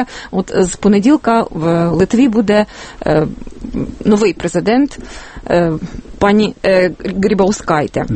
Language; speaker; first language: Ukrainian; native; Ukrainian